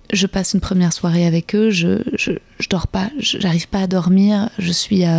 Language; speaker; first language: French; native; French